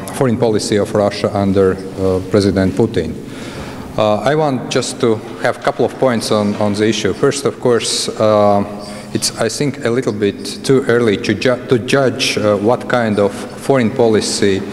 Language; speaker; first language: English; non-native, fluent; Latvian